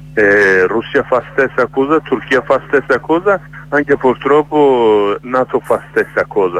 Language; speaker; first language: Italian; non-native, learner; Kurdish